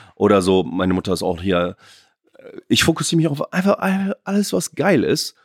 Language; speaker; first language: German; native; German